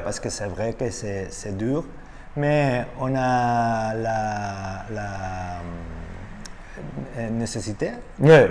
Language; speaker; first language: French; non-native, learner; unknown